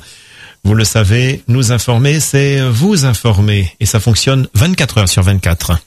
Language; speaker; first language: French; native; French